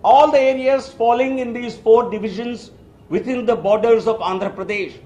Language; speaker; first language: English; non-native, local second language; Telugu